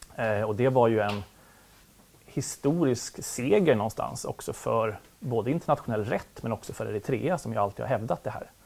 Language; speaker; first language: Swedish; native; Swedish